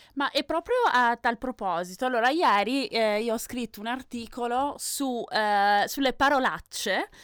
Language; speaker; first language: Italian; native; Italian